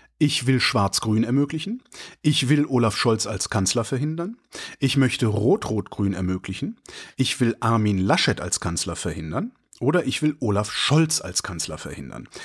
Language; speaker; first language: German; native; German